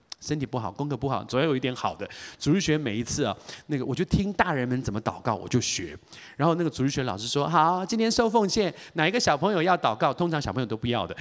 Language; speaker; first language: Chinese; native; Chinese